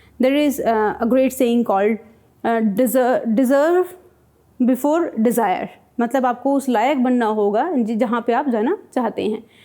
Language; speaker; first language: Hindi; native; Hindi